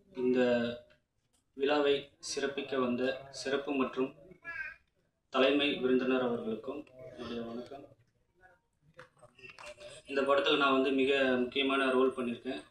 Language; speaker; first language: Tamil; native; Tamil